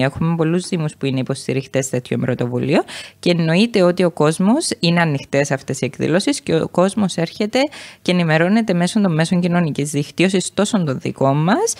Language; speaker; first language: Greek; native; Greek